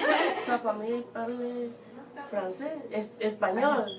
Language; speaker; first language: French; non-native, learner; Spanish